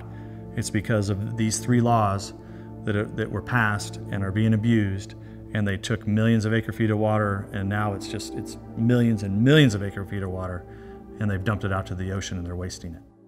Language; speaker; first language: English; native; English